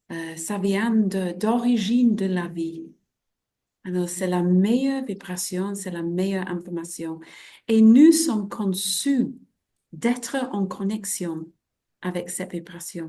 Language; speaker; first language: French; non-native, fluent; English